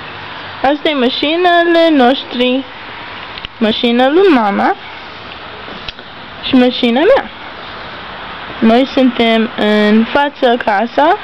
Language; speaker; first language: Romanian; early bilingual, heritage; Romanian